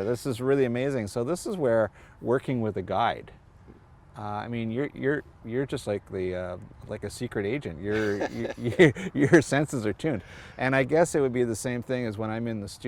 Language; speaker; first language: English; native; English